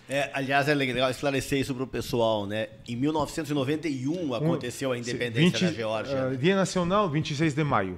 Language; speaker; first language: Portuguese; non-native, learner; Georgian